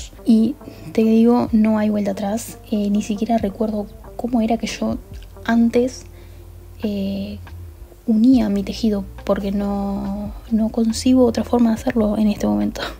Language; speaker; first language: Spanish; native; Spanish